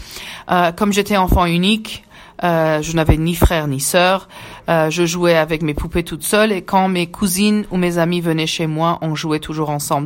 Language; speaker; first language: French; early bilingual, other home language; Persian